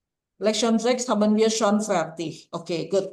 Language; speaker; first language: German; non-native, fluent; Indonesian